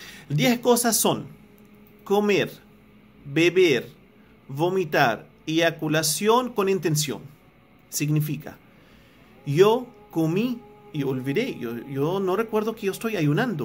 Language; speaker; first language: Spanish; non-native, fluent; Arabic